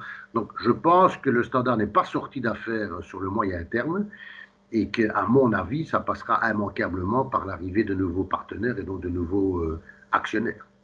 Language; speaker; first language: French; native; French